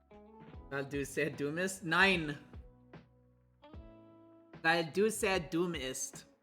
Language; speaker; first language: German; non-native, learner; English